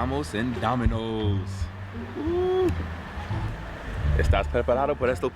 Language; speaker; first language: Spanish; non-native, learner; English